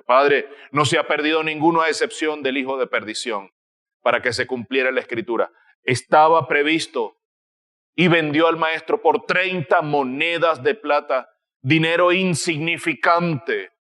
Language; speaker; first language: Spanish; native; Spanish